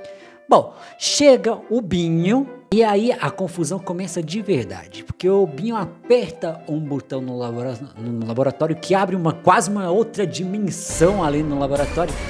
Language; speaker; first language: Portuguese; native; Portuguese